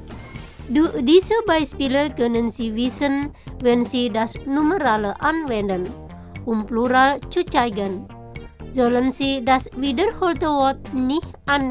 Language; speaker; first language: German; non-native, learner; Indonesian